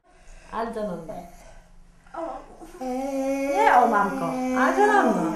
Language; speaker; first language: Italian; non-native, learner; Polish